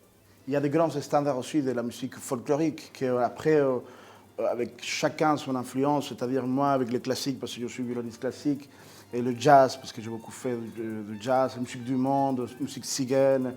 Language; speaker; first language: French; non-native, fluent; Spanish